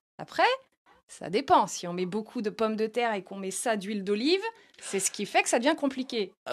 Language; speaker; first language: French; early bilingual, other home language; Portuguese